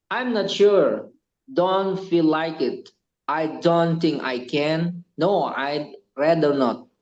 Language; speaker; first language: English; non-native, learner; Indonesian